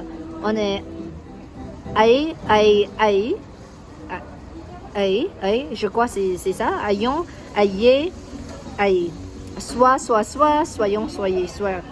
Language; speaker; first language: French; non-native, learner; English